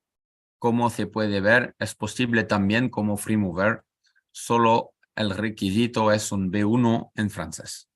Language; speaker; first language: Spanish; non-native, learner; French